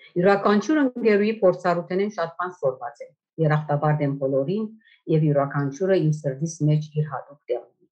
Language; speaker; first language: Armenian; native; Armenian